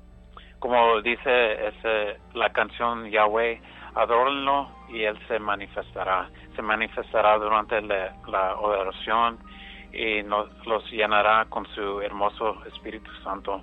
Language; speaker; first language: Spanish; early bilingual, heritage; English